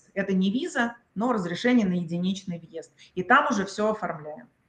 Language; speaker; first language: Russian; native; Russian